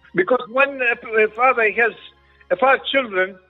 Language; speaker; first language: English; non-native, learner; Greek